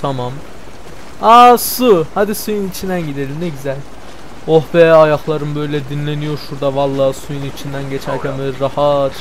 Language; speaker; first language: Turkish; native; Turkish